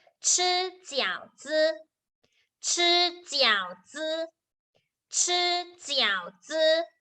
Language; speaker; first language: Chinese; non-native, fluent; Thai